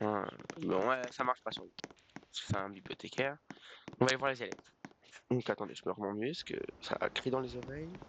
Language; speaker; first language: French; native; French